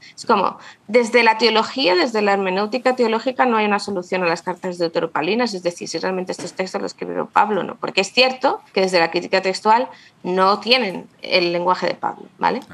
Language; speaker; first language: Spanish; native; Spanish